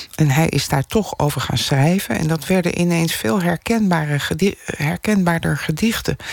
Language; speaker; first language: Dutch; native; Dutch